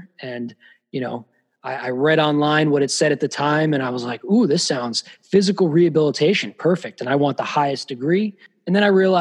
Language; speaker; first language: English; native; English